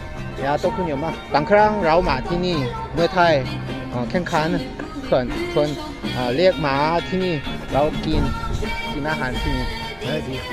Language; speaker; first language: Thai; non-native, learner; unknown